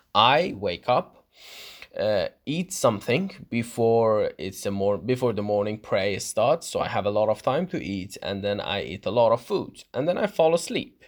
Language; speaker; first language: English; non-native, fluent; Persian